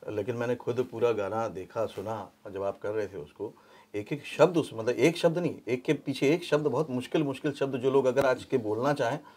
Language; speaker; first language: Hindi; native; Hindi